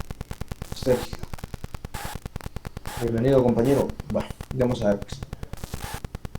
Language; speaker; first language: Spanish; native; Spanish